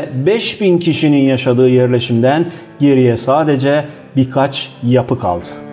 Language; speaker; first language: Turkish; native; Turkish